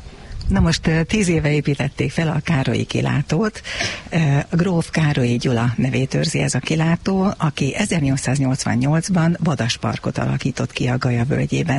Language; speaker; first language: Hungarian; native; Hungarian